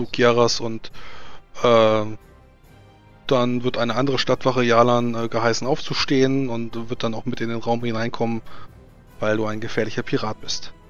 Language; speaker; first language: German; native; German